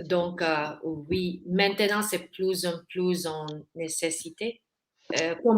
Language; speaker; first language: French; non-native, learner; Filipino